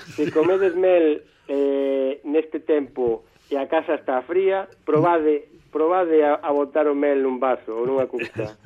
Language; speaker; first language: Galician; native; Galician